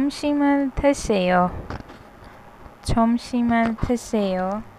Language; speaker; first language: Korean; non-native, fluent; Hindi